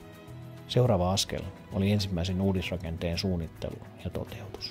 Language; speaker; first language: Finnish; native; Finnish